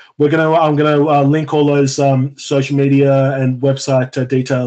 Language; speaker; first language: English; native; English